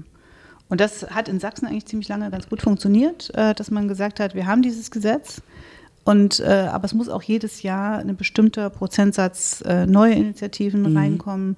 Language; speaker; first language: German; native; German